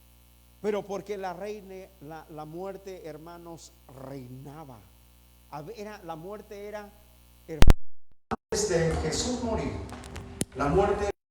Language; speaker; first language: Spanish; native; Spanish